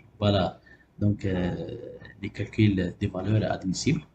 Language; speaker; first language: French; non-native, local second language; Arabic